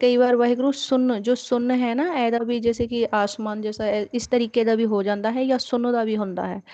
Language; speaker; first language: Hindi; non-native, local second language; Punjabi